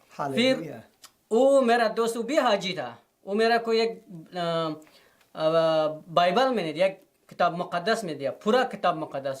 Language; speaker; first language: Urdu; non-native, learner; Persian